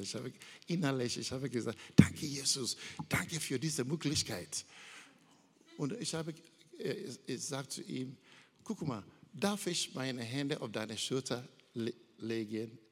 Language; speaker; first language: German; non-native, learner; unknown